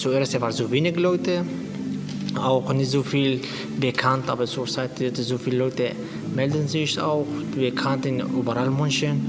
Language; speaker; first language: German; non-native, learner; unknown